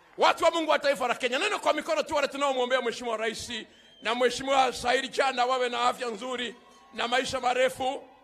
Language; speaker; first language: Swahili; native; Swahili